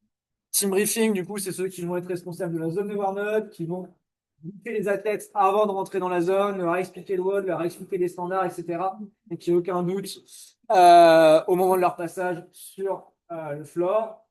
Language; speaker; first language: French; native; French